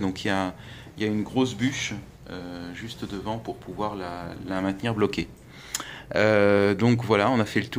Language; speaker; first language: French; native; French